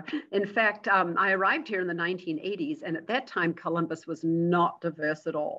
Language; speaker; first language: English; native; English